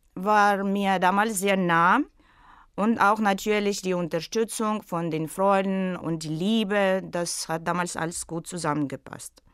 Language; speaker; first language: German; non-native, fluent; Russian